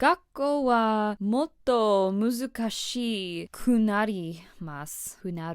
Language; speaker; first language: Japanese; non-native, learner; English